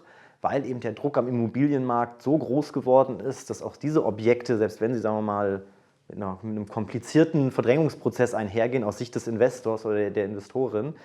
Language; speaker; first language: German; native; German